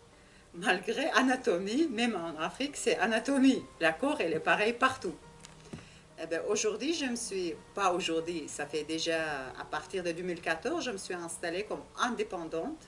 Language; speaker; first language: French; non-native, learner; Russian